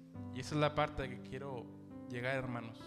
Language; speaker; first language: Spanish; native; Spanish